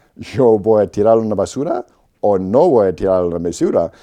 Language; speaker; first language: Spanish; non-native, fluent; Polish